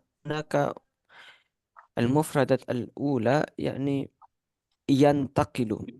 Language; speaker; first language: Arabic; non-native, fluent; Indonesian